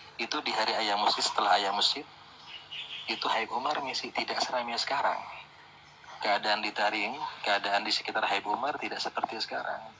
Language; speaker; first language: Indonesian; native; Indonesian